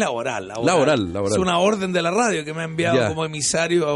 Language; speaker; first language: Spanish; native; Spanish